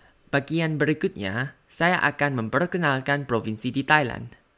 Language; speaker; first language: Indonesian; non-native, learner; Thai